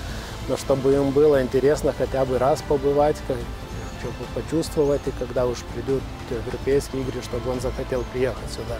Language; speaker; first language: Russian; non-native, fluent; Lithuanian